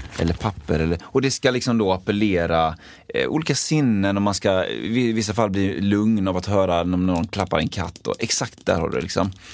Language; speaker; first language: Swedish; native; Swedish